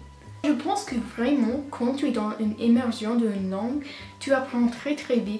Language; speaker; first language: French; non-native, learner; English